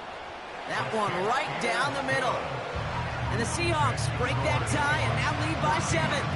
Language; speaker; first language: English; native; English